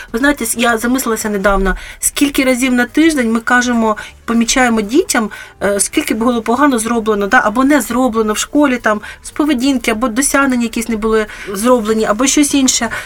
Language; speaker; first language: Ukrainian; native; Ukrainian